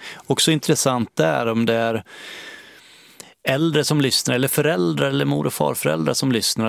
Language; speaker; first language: Swedish; native; Swedish